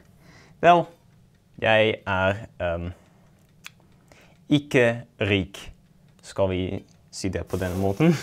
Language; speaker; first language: Norwegian; non-native, learner; Dutch